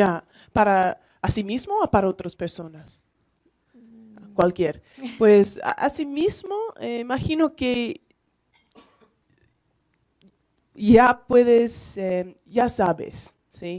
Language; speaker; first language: Spanish; non-native, learner; English